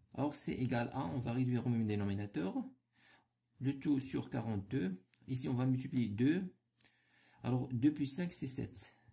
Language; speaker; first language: French; non-native, local second language; Arabic